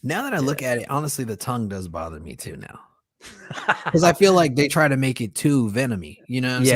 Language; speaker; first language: English; native; English